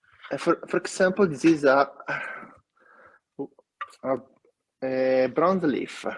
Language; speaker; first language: English; non-native, learner; Italian